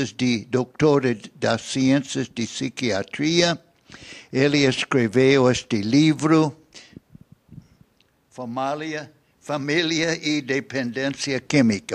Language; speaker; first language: Portuguese; non-native, fluent; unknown